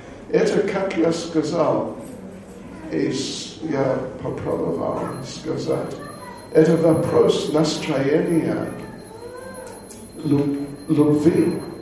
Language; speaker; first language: Russian; non-native, learner; English